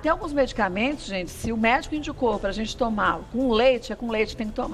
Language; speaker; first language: Portuguese; native; Portuguese